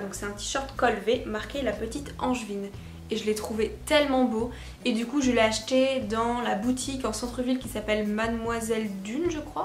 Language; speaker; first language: French; native; French